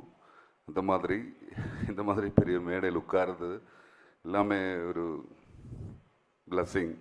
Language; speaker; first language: Tamil; non-native, learner; Malayalam